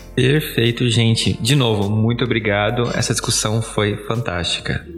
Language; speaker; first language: Portuguese; native; Portuguese